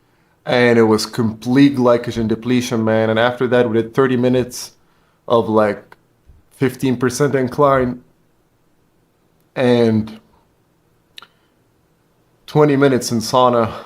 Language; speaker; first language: English; non-native, fluent; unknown